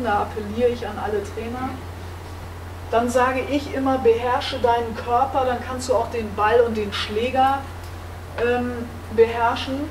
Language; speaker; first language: German; native; German